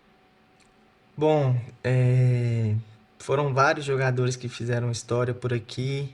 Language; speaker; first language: Portuguese; native; Portuguese